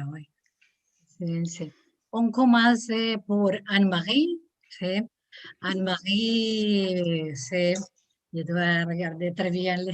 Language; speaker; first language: French; non-native, learner; Spanish